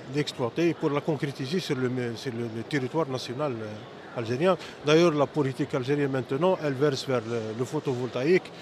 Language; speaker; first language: French; non-native, local second language; Arabic